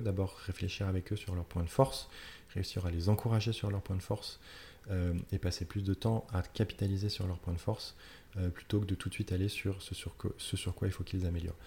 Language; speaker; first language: French; native; French